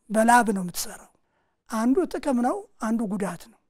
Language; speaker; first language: Amharic; native; Amharic